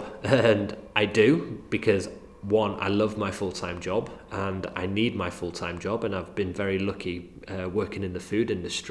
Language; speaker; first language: English; native; English